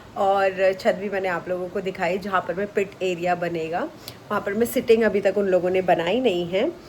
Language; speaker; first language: Hindi; native; Hindi